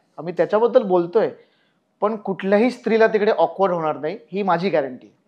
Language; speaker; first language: Marathi; native; Marathi